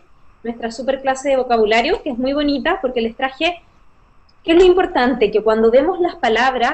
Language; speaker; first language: Spanish; native; Spanish